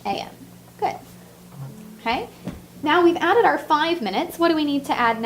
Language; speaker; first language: English; native; English